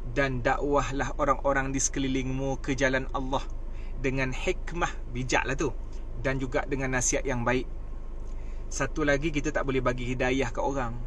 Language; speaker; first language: Malay; native; Malay